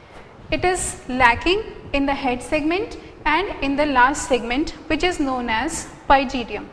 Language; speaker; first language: English; non-native, local second language; Hindi